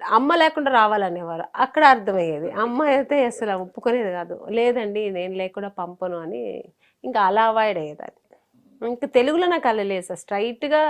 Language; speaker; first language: Telugu; native; Telugu